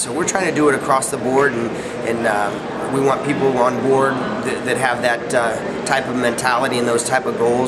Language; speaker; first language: English; native; English